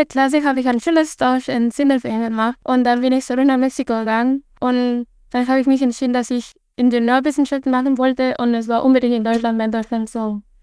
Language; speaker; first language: German; non-native, fluent; Spanish